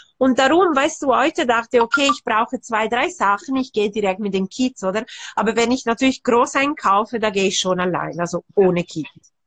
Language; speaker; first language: German; non-native, local second language; Italian